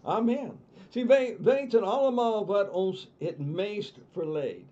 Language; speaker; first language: Dutch; non-native, fluent; English